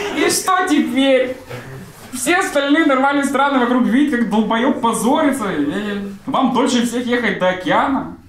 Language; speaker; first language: Russian; native; Russian